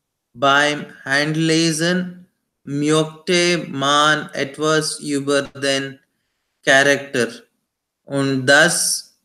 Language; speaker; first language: German; non-native, learner; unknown